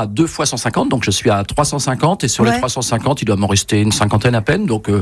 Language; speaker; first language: French; native; French